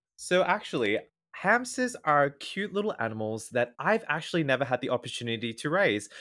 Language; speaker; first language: English; native; English